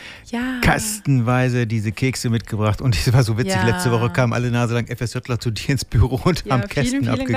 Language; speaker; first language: German; native; German